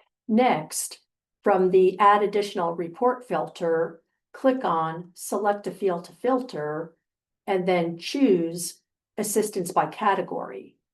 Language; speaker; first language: English; native; English